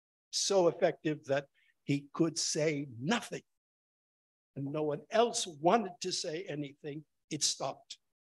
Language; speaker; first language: English; native; English